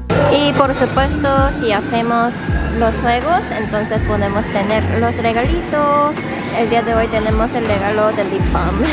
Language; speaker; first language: Spanish; non-native, local second language; Korean